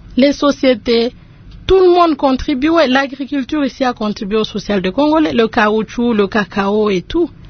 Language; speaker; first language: French; non-native, local second language; Lingala